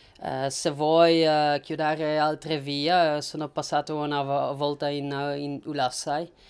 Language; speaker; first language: Italian; non-native, learner; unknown